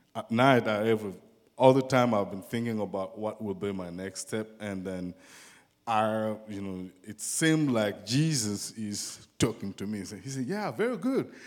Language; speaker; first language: English; non-native, fluent; Dyula